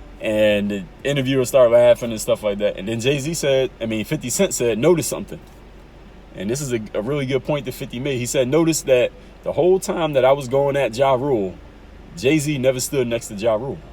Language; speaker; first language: English; native; English